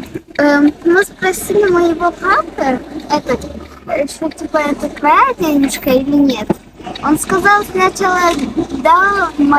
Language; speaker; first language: Russian; early bilingual, heritage; Russian